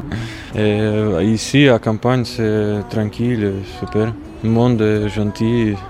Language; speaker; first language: French; non-native, fluent; Latvian